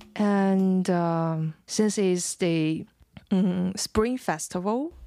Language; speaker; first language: English; non-native, fluent; Chinese